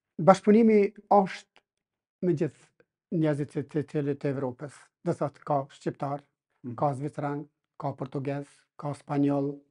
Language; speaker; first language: Albanian; native; Albanian